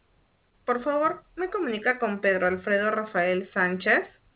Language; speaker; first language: Spanish; native; Spanish